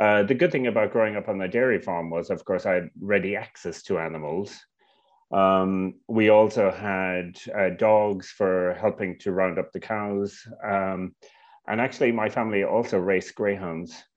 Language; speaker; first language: English; native; English